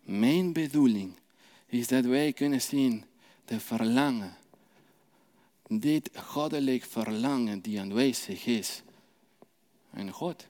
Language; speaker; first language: Dutch; non-native, fluent; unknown